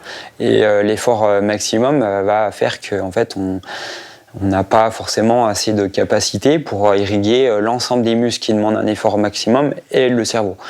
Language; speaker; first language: French; native; French